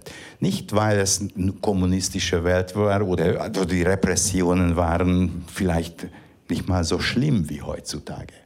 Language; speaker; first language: German; non-native, fluent; Hungarian